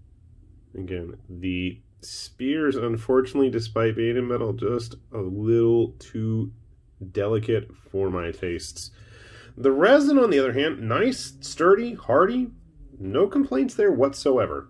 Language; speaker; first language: English; native; English